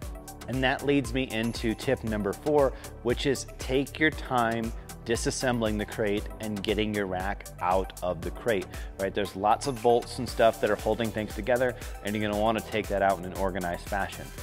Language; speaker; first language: English; native; English